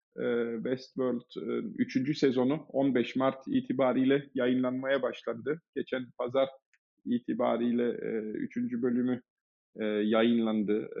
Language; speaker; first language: Turkish; early bilingual, heritage; Turkish